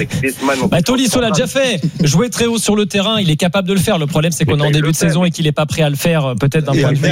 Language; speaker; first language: French; native; French